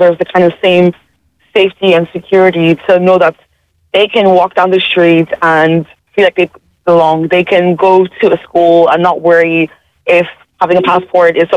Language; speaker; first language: English; native; English